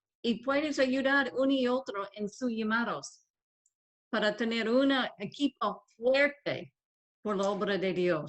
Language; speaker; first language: Spanish; non-native, learner; English